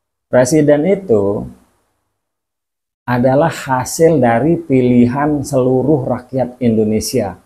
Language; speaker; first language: Indonesian; native; Indonesian